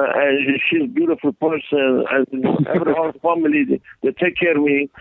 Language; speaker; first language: English; non-native, learner; Persian